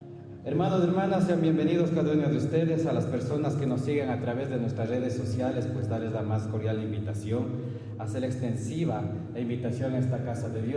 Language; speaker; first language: Spanish; native; Spanish